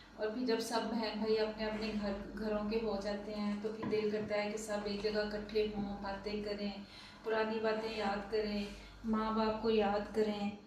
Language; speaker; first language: Urdu; non-native, local second language; Punjabi